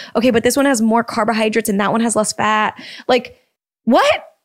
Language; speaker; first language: English; early bilingual, other home language; Filipino